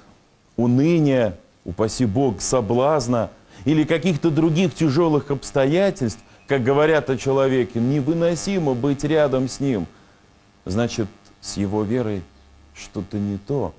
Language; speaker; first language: Russian; native; Russian